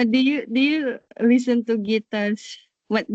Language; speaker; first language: English; non-native, learner; Indonesian